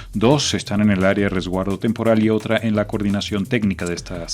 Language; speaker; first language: Spanish; native; Spanish